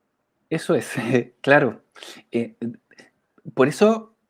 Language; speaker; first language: Spanish; native; Spanish